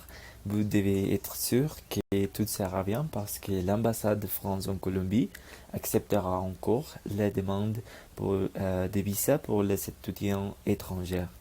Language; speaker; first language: French; non-native, learner; Spanish